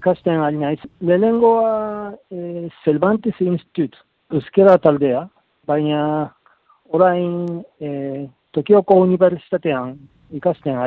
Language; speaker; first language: Basque; non-native, learner; Japanese